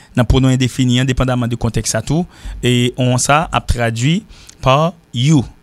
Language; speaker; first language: French; native; French